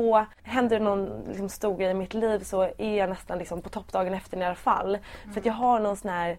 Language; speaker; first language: Swedish; native; Swedish